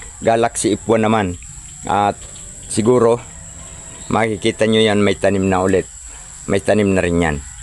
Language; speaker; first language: Filipino; non-native, local second language; Cebuano